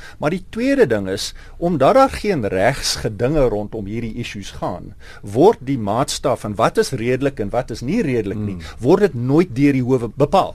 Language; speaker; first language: Afrikaans; non-native, local second language; English